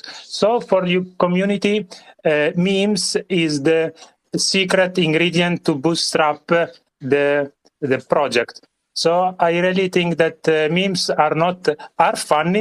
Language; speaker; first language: English; non-native, learner; Italian